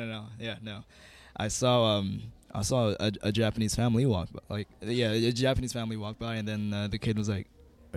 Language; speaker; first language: English; non-native, fluent; Indonesian